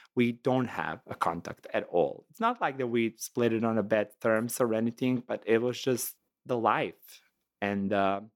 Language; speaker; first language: English; non-native, fluent; Serbian